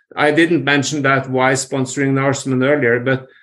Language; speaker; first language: English; non-native, fluent; Norwegian